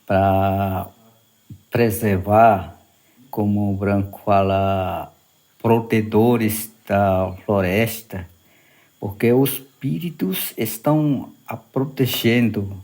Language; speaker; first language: Portuguese; non-native, local second language; Yanomámi